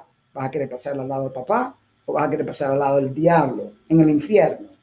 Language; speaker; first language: Spanish; early bilingual, heritage; Spanish